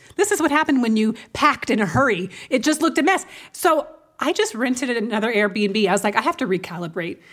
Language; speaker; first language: English; native; English